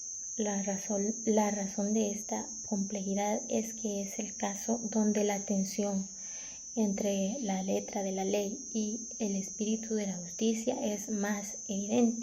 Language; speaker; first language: Spanish; native; Spanish